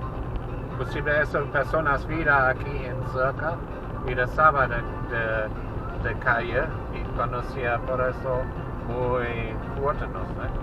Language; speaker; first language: Spanish; non-native, learner; German